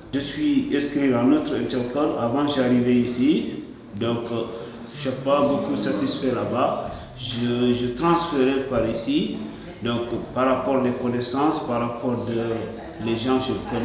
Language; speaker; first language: French; non-native, learner; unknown